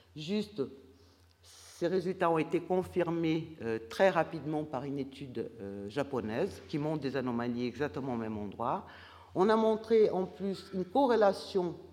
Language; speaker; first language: French; non-native, fluent; Portuguese